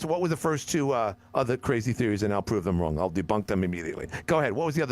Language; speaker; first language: English; native; English